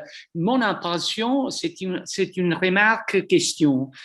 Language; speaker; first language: French; non-native, fluent; Italian